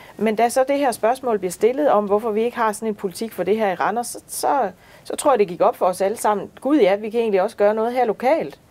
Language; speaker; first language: Danish; native; Danish